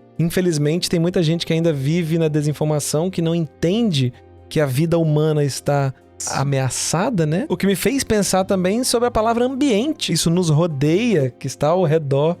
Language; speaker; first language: Portuguese; native; Portuguese